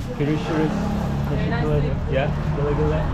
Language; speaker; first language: Turkish; non-native, learner; Korean